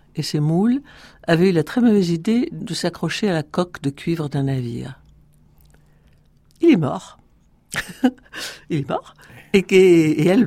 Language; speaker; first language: French; native; French